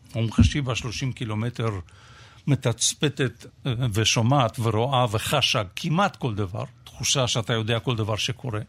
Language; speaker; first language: Hebrew; non-native, fluent; Romanian